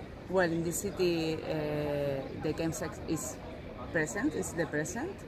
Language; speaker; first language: English; non-native, learner; Spanish